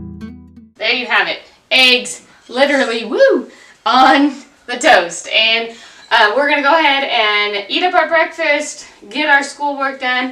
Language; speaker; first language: English; native; English